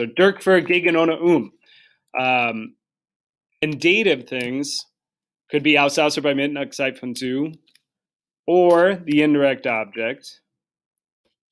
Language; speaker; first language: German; non-native, learner; English